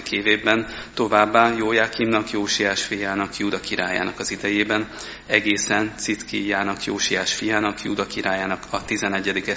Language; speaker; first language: Hungarian; native; Hungarian